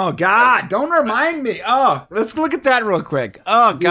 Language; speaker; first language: English; native; English